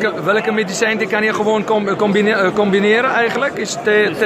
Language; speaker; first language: Dutch; non-native, learner; Arabic